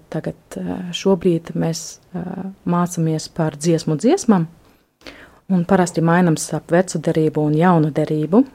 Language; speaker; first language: Latvian; non-native, fluent; German